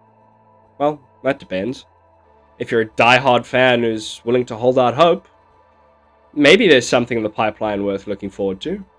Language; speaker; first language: English; native; English